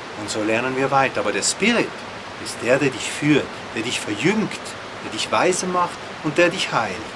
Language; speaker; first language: German; native; German